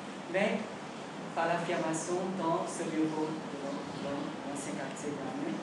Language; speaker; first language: French; non-native, learner; Vietnamese